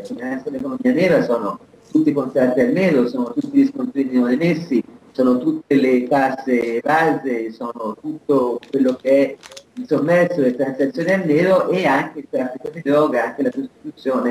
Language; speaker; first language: Italian; native; Italian